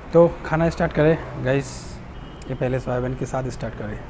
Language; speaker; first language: Hindi; non-native, local second language; Bangla